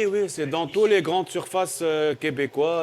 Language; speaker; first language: French; non-native, local second language; Arabic